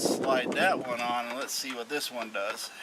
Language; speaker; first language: English; native; English